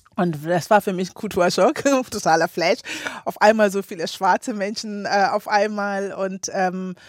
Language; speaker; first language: German; native; German